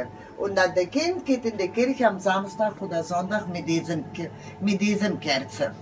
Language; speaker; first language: German; non-native, learner; Greek